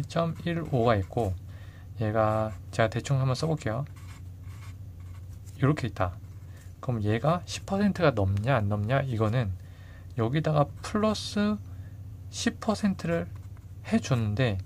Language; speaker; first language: Korean; native; Korean